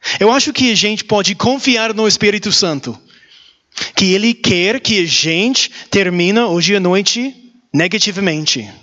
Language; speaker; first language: Portuguese; non-native, learner; English